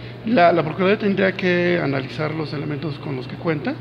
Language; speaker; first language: Spanish; native; Spanish